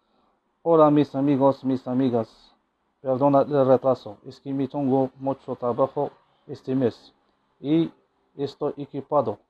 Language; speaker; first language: Spanish; non-native, learner; Arabic